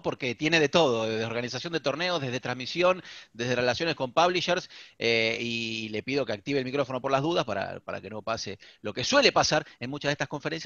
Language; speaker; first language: Spanish; native; Spanish